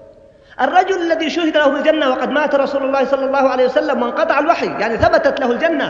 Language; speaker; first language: Arabic; native; Arabic